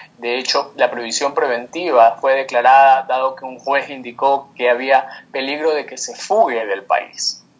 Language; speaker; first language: Spanish; native; Spanish